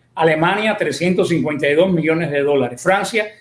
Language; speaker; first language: Spanish; native; Spanish